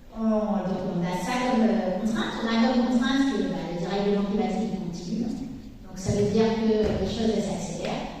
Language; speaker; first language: French; native; French